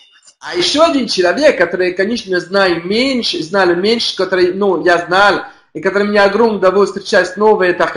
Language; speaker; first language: Russian; non-native, learner; French